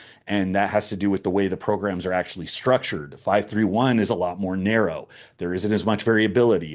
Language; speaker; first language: English; native; English